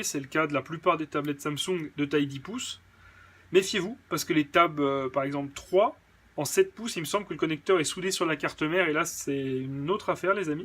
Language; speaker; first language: French; native; French